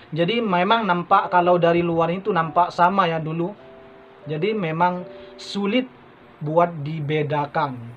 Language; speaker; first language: Indonesian; non-native, local second language; Madurese